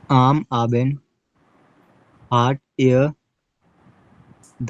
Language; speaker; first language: German; non-native, learner; Hindi